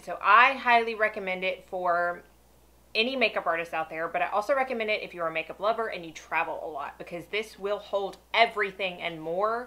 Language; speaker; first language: English; native; English